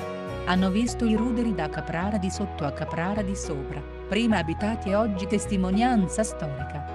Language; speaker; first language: Italian; native; Italian